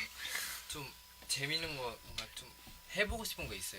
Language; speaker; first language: Korean; non-native, fluent; Indonesian